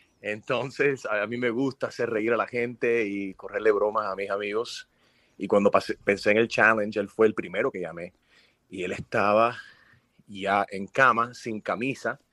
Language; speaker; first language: Spanish; early bilingual, heritage; Spanish